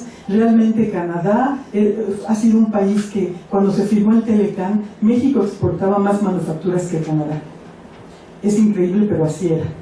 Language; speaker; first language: Spanish; native; Spanish